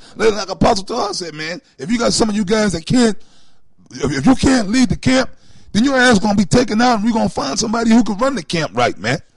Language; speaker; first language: English; native; English